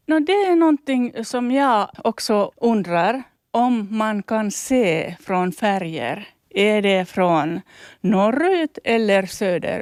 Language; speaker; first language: Swedish; non-native, local second language; Finnish